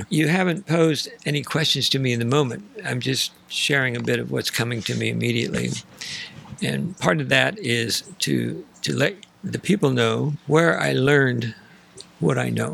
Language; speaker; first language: English; native; English